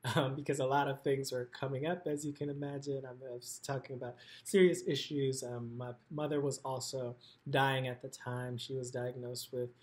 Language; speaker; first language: English; native; English